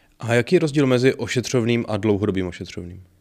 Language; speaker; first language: Czech; native; Czech